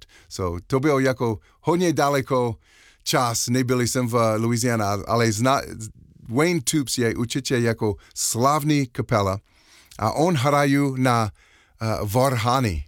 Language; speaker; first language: Czech; non-native, learner; English